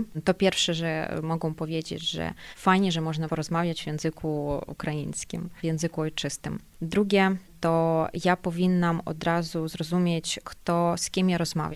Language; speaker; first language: Polish; non-native, fluent; Ukrainian